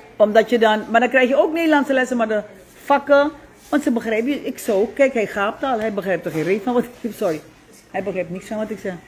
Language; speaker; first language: Dutch; native; Dutch